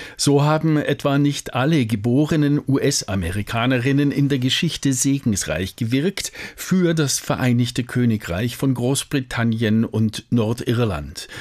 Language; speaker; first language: German; native; German